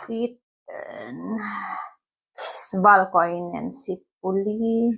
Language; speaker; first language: Finnish; non-native, learner; Cebuano